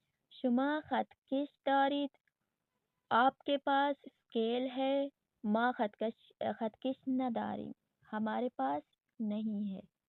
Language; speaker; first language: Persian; non-native, fluent; Urdu